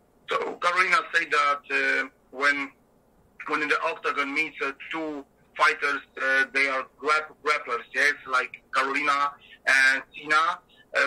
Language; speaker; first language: English; non-native, learner; Polish